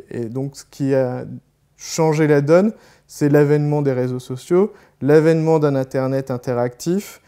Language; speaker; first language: French; native; French